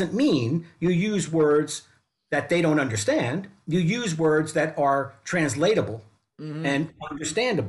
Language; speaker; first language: English; native; English